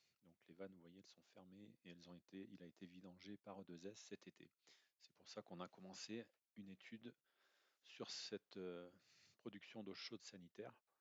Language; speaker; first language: French; native; French